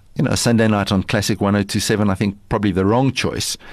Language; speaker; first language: English; early bilingual, other home language; Lithuanian